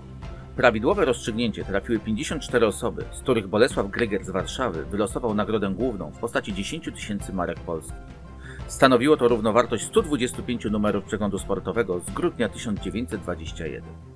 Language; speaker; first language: Polish; native; Polish